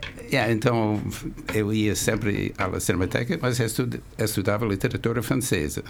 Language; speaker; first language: Portuguese; non-native, fluent; English